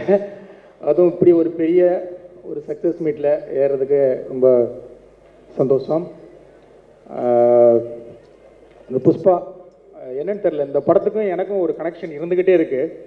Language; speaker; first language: Tamil; non-native, local second language; Telugu